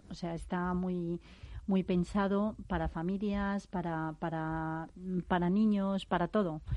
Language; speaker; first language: Spanish; non-native, fluent; Chinese